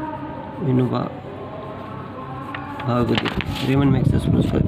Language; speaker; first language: Hindi; native; Hindi